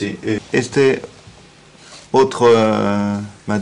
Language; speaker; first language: Spanish; non-native, learner; French